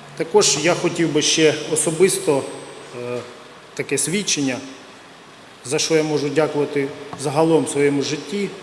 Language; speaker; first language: Ukrainian; non-native, local second language; Russian